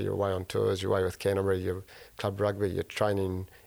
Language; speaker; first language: English; native; English